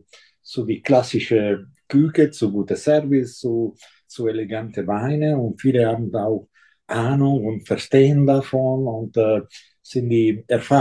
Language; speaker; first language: German; non-native, fluent; Italian